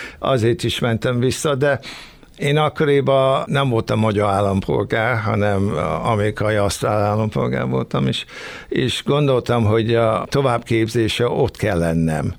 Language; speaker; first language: Hungarian; early bilingual, heritage; Hungarian